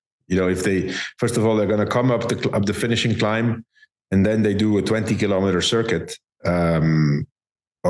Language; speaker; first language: English; non-native, fluent; Dutch